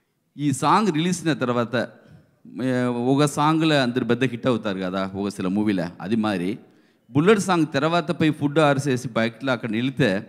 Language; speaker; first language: Telugu; non-native, learner; Tamil